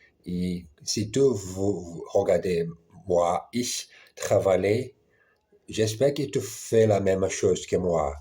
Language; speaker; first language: French; non-native, learner; Portuguese